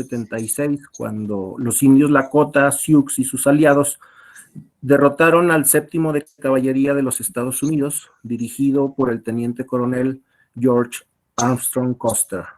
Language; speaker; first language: Spanish; native; Spanish